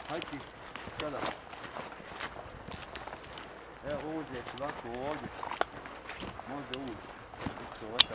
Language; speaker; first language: English; non-native, learner; Bosnian